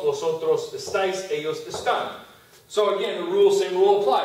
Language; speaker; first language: Spanish; non-native, fluent; English